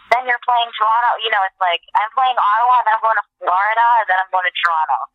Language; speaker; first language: English; native; English